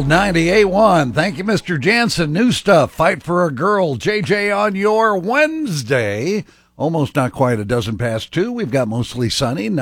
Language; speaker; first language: English; native; English